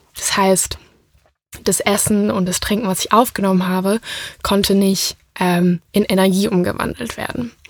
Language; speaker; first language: German; native; German